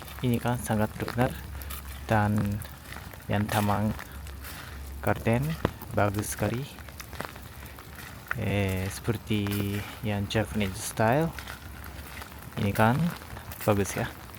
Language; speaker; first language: Indonesian; non-native, learner; Japanese